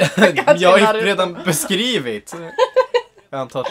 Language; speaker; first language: Swedish; native; Swedish